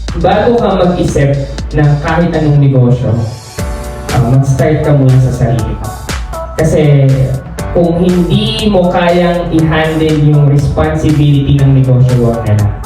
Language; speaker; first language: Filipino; non-native, local second language; Bikol